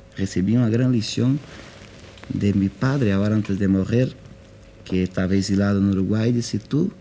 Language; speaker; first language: Spanish; non-native, learner; Portuguese